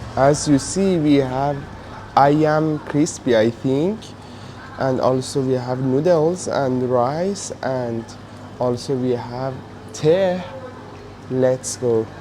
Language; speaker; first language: English; non-native, fluent; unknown